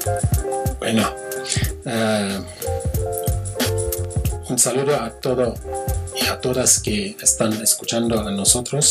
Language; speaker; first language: Spanish; non-native, learner; Kurdish